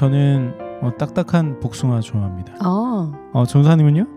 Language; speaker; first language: Korean; native; Korean